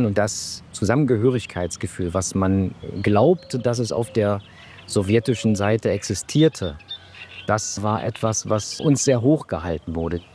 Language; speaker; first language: German; native; German